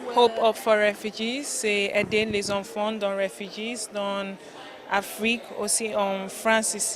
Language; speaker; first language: French; non-native, learner; English